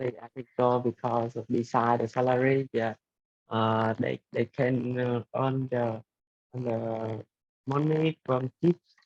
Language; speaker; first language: English; non-native, learner; Vietnamese